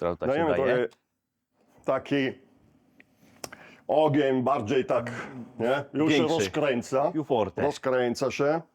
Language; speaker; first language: Polish; non-native, learner; Italian